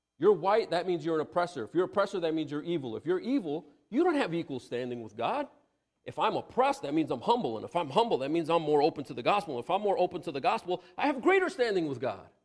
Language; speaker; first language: English; native; English